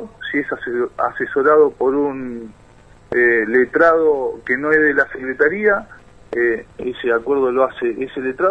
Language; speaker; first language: Spanish; native; Spanish